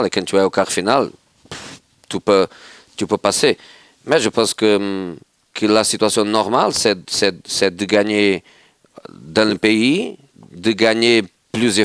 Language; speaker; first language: French; non-native, fluent; Portuguese